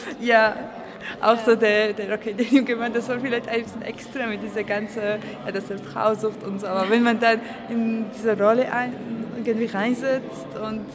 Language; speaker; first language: German; non-native, fluent; Georgian